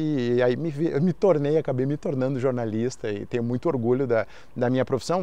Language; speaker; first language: Portuguese; native; Portuguese